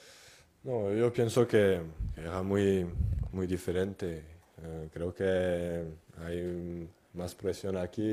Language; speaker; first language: Spanish; non-native, fluent; French